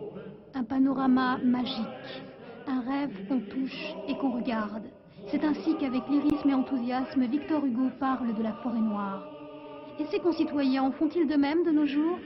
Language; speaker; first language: French; native; French